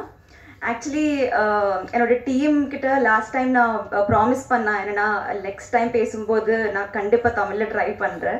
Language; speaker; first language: Tamil; non-native, learner; Telugu